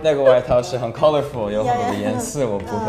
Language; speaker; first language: Chinese; non-native, learner; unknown